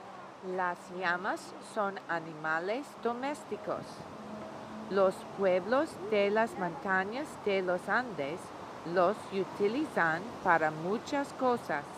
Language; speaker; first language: Spanish; non-native, learner; English